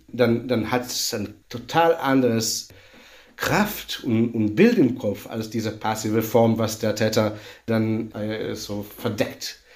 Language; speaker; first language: German; non-native, fluent; Hebrew